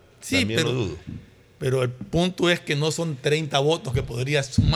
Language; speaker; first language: Spanish; native; Spanish